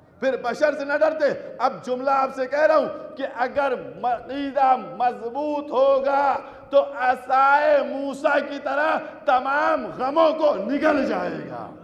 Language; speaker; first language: Urdu; native; Urdu